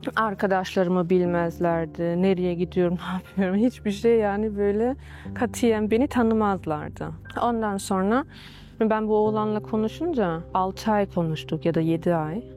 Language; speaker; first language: Turkish; early bilingual, heritage; Turkish